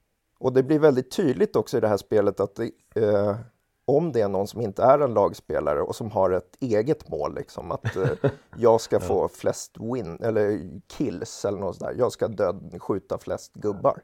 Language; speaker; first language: Swedish; native; Swedish